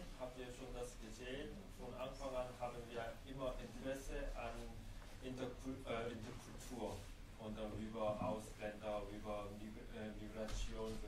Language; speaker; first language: German; non-native, fluent; Korean